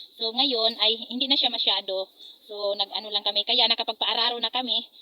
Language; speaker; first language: Filipino; non-native, local second language; Hiligaynon